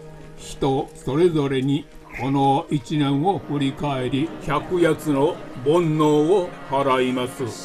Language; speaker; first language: Japanese; native; Japanese